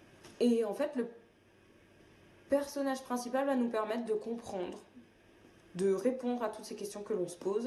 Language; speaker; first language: French; native; French